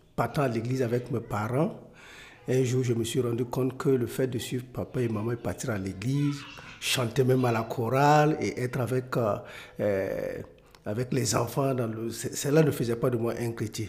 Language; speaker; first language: French; non-native, local second language; Mossi